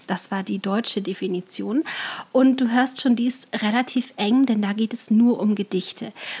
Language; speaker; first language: German; native; German